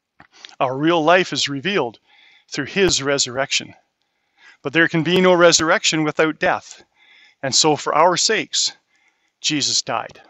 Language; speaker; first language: English; native; English